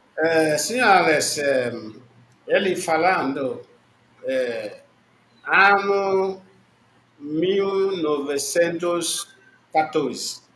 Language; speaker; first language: Portuguese; non-native, learner; Igbo